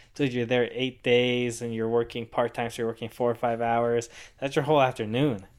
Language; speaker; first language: English; native; English